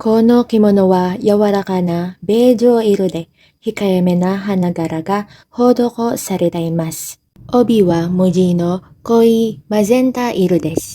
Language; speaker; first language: Japanese; non-native, learner; Filipino